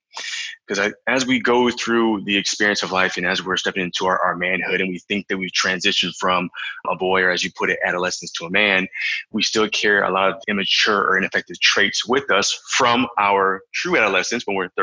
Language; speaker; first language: English; native; English